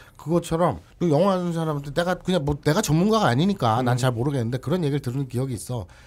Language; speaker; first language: Korean; native; Korean